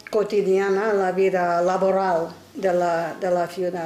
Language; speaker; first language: Spanish; non-native, fluent; English